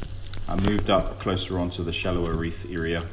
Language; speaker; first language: English; native; English